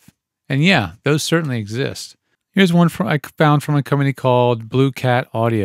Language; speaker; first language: English; native; English